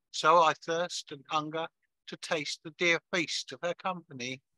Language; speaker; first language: English; native; English